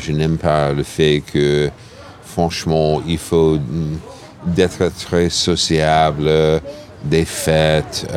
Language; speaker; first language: French; non-native, fluent; English